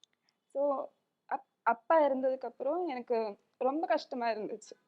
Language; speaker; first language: Tamil; non-native, local second language; Malayalam